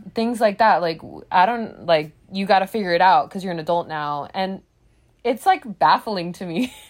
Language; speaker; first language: English; native; English